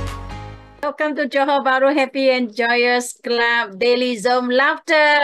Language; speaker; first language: English; non-native, local second language; Chinese